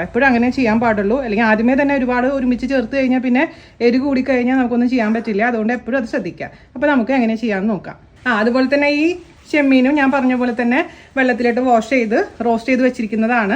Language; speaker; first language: Malayalam; native; Malayalam